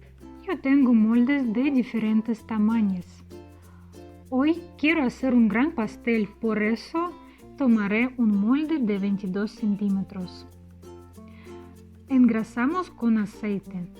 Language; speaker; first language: Spanish; non-native, fluent; Russian